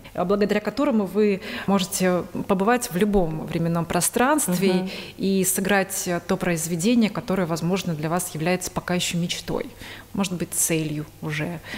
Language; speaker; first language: Russian; native; Russian